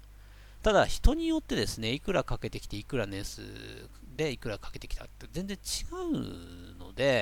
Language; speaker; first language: Japanese; native; Japanese